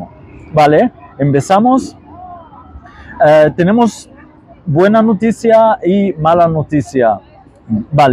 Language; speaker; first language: Spanish; non-native, fluent; Arabic